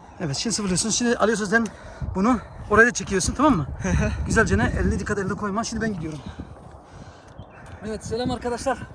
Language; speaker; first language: Turkish; early bilingual, heritage; Turkish